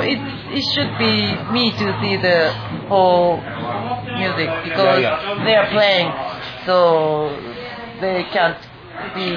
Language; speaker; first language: English; non-native, fluent; Japanese